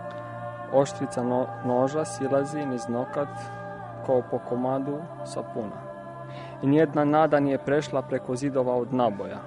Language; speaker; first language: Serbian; non-native, learner; Romanian